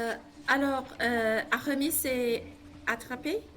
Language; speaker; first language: French; non-native, learner; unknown